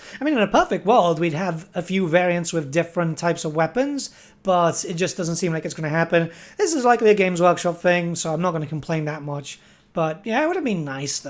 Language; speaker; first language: English; native; English